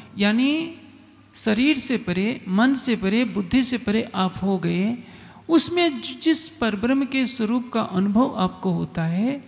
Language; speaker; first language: Hindi; native; Hindi